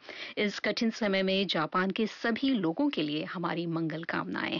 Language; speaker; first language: Hindi; native; Hindi